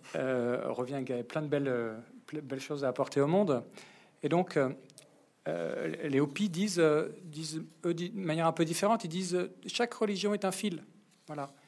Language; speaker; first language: French; native; French